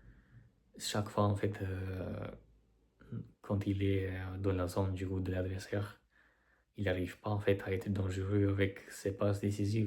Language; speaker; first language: French; non-native, fluent; Albanian